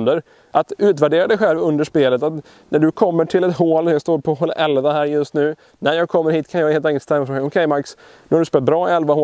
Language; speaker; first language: Swedish; native; Swedish